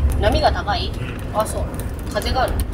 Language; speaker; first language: Japanese; native; Japanese